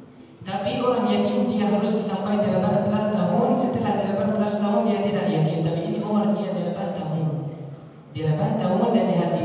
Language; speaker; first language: Indonesian; non-native, learner; Arabic